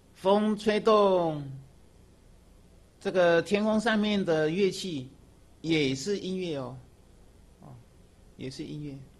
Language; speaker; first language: Chinese; native; Chinese